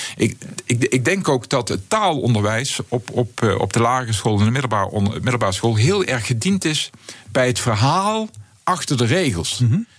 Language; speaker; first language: Dutch; native; Dutch